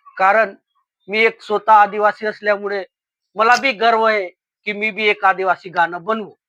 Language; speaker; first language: Marathi; non-native, local second language; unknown